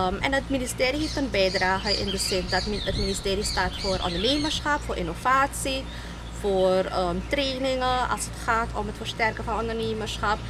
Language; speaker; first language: Dutch; native; Dutch